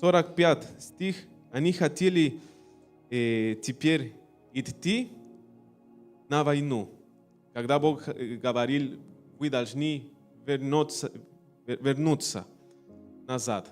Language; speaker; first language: Russian; non-native, learner; Spanish